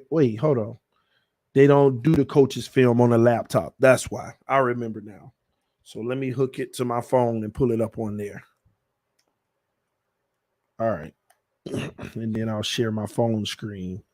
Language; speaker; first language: English; native; English